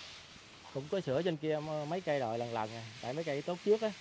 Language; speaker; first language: Vietnamese; native; Vietnamese